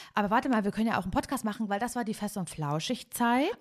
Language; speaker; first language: German; native; German